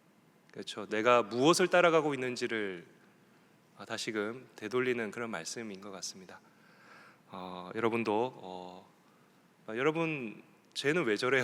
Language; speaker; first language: Korean; native; Korean